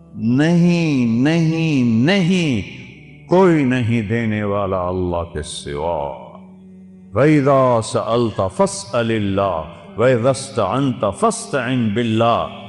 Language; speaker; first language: Urdu; non-native, local second language; Punjabi